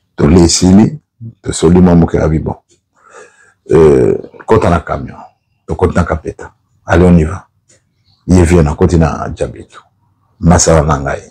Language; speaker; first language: Lingala; non-native, local second language; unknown